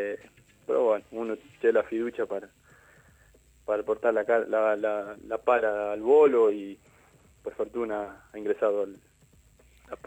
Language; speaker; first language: Italian; non-native, learner; Spanish